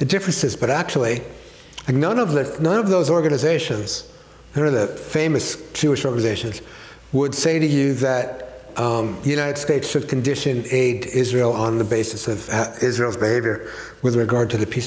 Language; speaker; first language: English; native; English